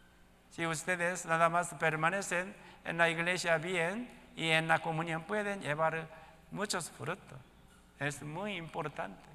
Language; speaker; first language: Spanish; non-native, learner; Korean